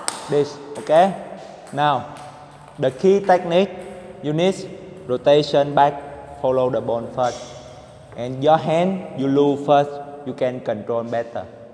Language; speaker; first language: English; non-native, learner; Vietnamese